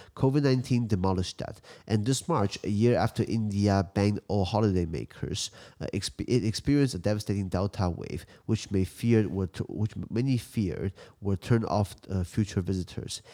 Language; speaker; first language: English; non-native, fluent; Chinese